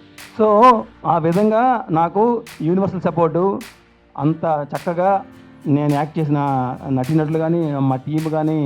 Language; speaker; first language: Telugu; native; Telugu